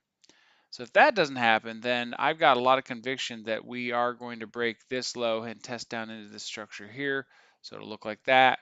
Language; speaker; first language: English; native; English